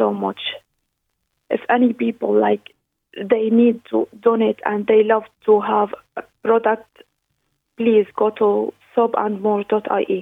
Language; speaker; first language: English; non-native, learner; Arabic